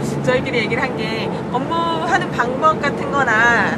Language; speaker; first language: Korean; native; Korean